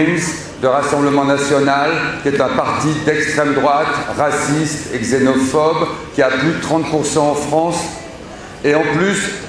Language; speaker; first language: French; native; French